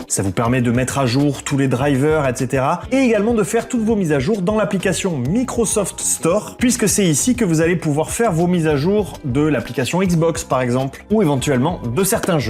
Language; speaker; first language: French; native; French